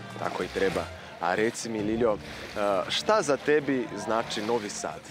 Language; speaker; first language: Serbian; non-native, fluent; Portuguese